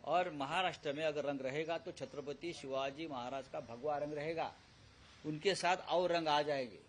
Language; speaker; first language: Hindi; non-native, local second language; Marathi